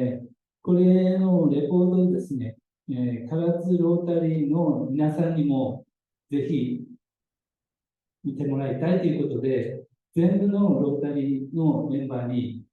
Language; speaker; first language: Japanese; native; Japanese